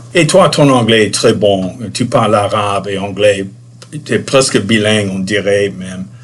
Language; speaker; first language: French; non-native, fluent; English